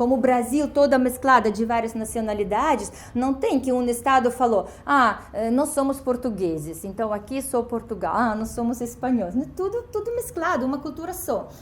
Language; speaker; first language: Portuguese; non-native, fluent; Ukrainian